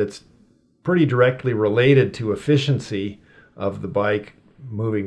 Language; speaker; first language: English; native; English